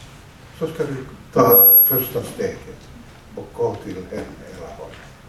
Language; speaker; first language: Swedish; non-native, fluent; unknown